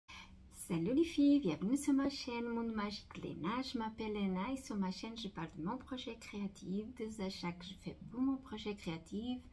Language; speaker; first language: French; non-native, fluent; Portuguese